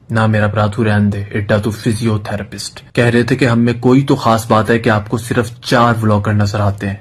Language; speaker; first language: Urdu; non-native, local second language; Punjabi